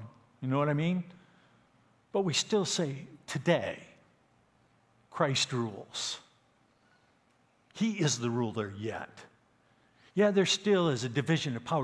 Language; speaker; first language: English; native; English